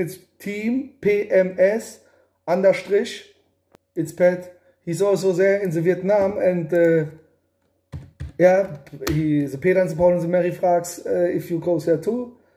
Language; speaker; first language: English; non-native, learner; German